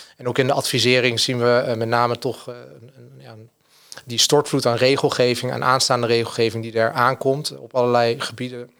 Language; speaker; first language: Dutch; native; Dutch